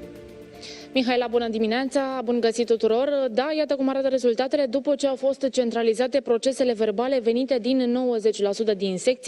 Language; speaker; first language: Romanian; native; Romanian